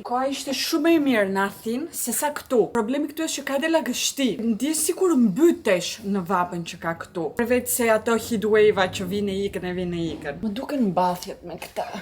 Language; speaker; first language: Albanian; early bilingual, heritage; Albanian